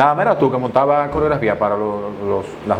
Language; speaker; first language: Spanish; native; Spanish